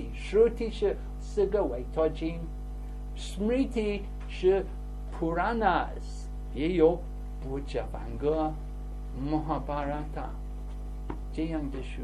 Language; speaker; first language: Chinese; non-native, fluent; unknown